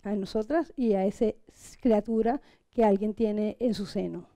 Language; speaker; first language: Spanish; non-native, local second language; Catalan